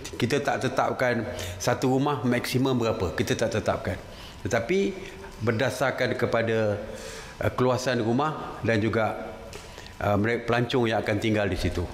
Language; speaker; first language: Malay; native; Malay